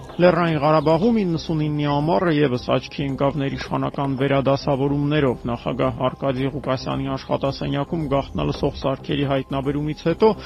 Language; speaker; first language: Armenian; native; Armenian